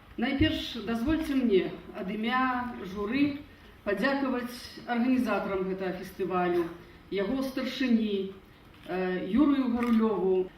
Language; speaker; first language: Belarusian; native; Belarusian